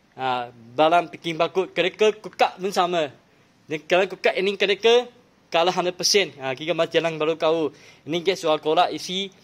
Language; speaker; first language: Malay; non-native, local second language; Chinese